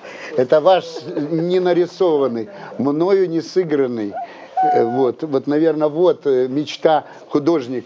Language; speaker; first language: Russian; native; Russian